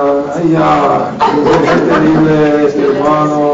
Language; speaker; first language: Spanish; non-native, learner; English